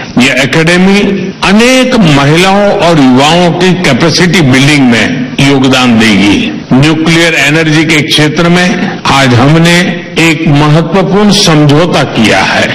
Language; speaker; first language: Hindi; non-native, local second language; Gujarati